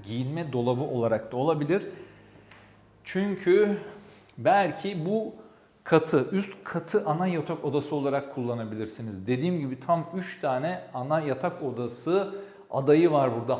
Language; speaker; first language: Turkish; native; Turkish